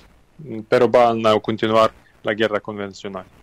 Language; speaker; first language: Spanish; non-native, fluent; Ukrainian